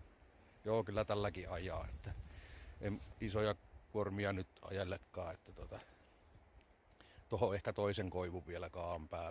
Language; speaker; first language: Finnish; native; Finnish